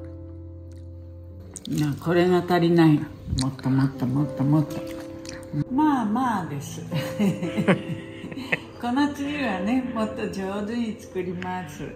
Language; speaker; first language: Japanese; early bilingual, heritage; Japanese